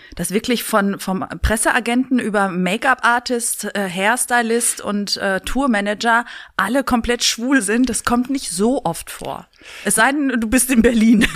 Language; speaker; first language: German; early bilingual, other home language; Greek